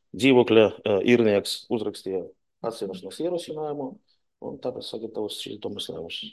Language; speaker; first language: Latvian; non-native, local second language; Russian